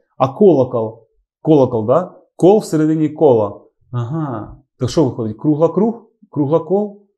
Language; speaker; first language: Ukrainian; native; Ukrainian